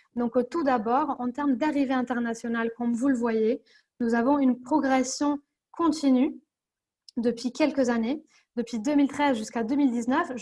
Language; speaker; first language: French; non-native, fluent; Spanish